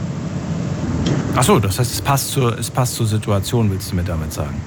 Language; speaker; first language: German; native; German